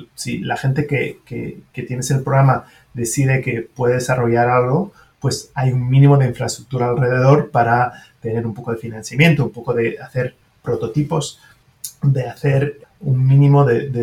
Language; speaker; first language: Spanish; non-native, fluent; French